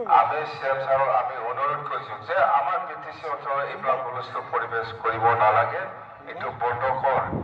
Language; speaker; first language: Assamese; non-native, local second language; Bodo